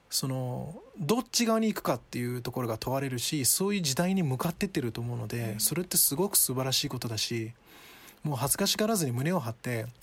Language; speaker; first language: Japanese; early bilingual, other home language; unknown